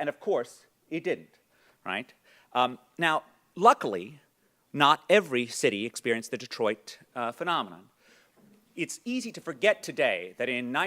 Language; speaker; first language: English; native; English